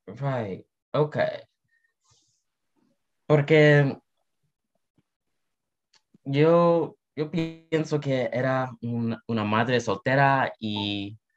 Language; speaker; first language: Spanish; non-native, learner; English